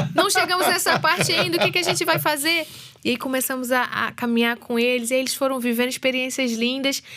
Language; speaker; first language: Portuguese; native; Portuguese